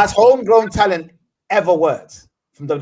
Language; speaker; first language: English; native; English